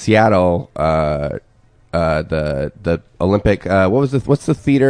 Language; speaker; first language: English; native; English